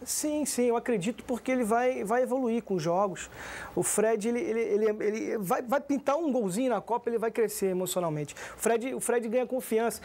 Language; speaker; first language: Portuguese; native; Portuguese